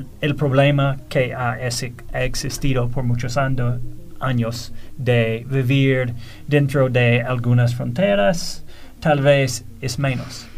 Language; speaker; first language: Spanish; non-native, fluent; English